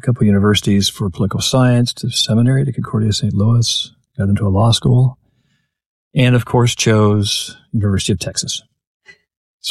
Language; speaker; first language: English; native; English